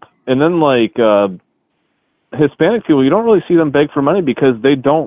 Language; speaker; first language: English; native; English